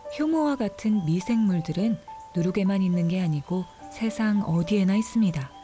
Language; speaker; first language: Korean; native; Korean